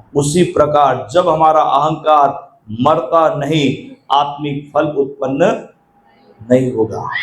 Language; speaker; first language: Hindi; non-native, local second language; Marathi